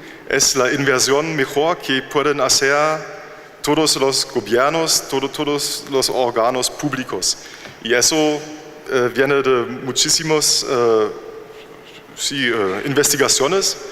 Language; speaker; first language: Spanish; non-native, fluent; German